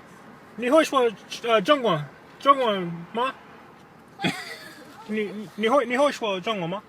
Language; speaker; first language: Chinese; non-native, learner; English